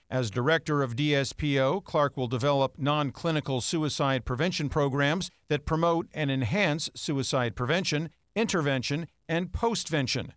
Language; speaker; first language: English; native; English